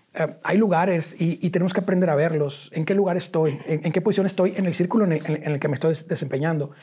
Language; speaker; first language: Spanish; native; Spanish